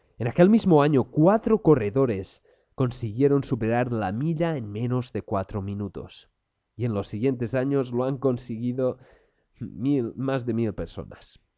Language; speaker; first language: Spanish; non-native, local second language; Catalan